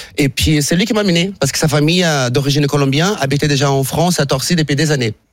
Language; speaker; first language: French; non-native, fluent; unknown